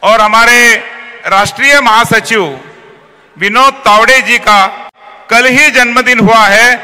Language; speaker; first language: Hindi; non-native, local second language; Marathi